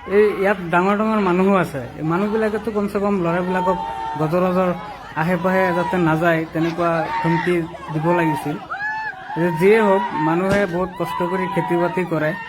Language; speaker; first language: Assamese; non-native, local second language; Bangla